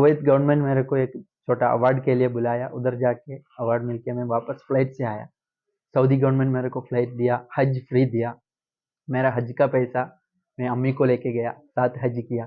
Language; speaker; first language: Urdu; non-native, local second language; Malayalam